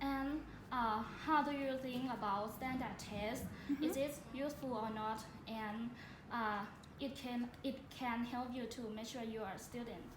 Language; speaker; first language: English; non-native, learner; Thai